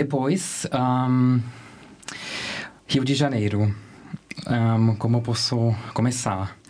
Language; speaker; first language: Portuguese; non-native, learner; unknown